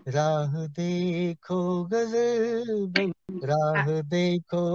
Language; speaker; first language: Hindi; native; Hindi